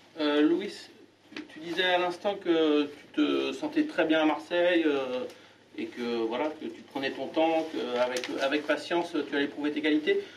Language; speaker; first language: French; native; French